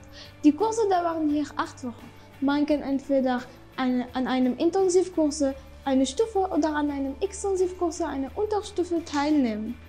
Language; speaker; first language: German; non-native, learner; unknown